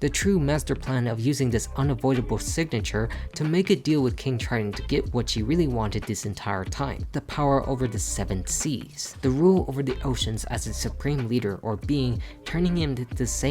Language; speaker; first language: English; native; English